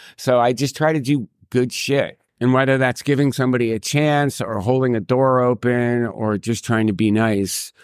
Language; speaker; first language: English; native; English